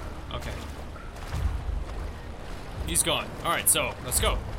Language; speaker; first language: English; native; English